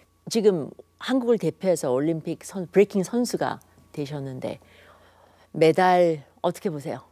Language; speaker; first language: Korean; native; Korean